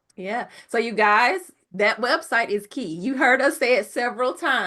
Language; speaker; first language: English; native; English